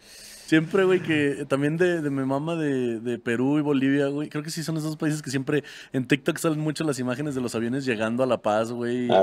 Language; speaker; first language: Spanish; native; Spanish